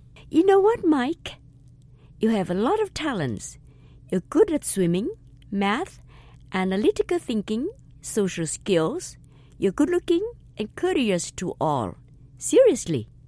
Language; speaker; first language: English; non-native, fluent; Vietnamese